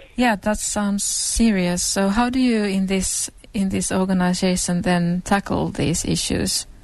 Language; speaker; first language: English; non-native, fluent; Finnish